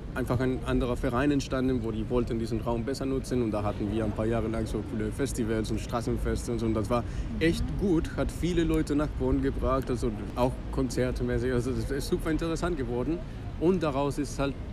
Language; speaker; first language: German; non-native, fluent; Spanish